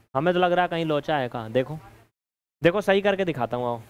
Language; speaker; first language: Hindi; native; Hindi